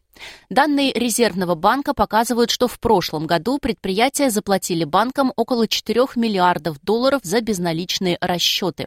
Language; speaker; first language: Russian; native; Russian